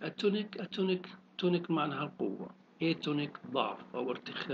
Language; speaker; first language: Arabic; native; Arabic